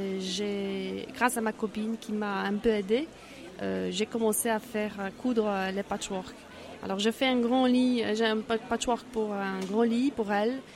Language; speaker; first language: French; non-native, learner; Polish